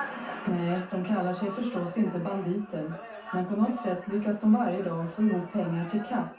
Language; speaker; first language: Swedish; native; Swedish